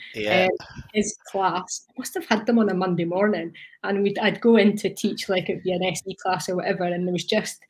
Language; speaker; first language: English; native; English